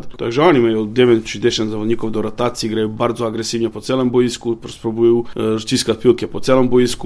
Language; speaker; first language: Polish; non-native, learner; Serbian